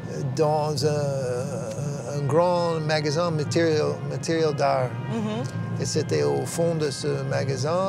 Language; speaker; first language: French; non-native, fluent; English